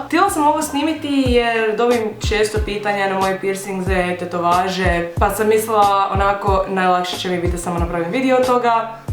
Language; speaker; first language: Bosnian; early bilingual, heritage; Croatian